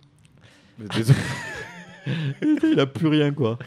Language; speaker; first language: French; native; French